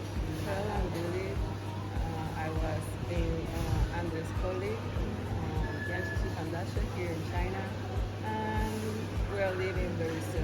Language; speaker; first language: English; non-native, learner; Spanish